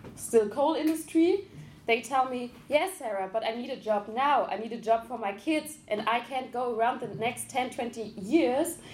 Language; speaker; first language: English; non-native, fluent; German